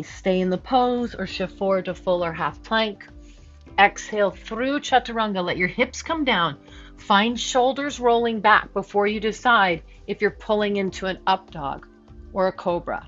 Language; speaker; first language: English; native; English